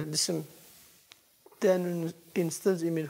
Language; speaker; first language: Danish; non-native, learner; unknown